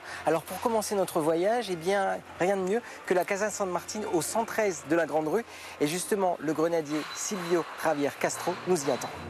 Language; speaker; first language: French; native; French